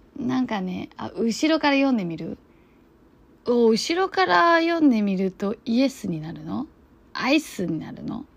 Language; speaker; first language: Japanese; non-native, fluent; Chinese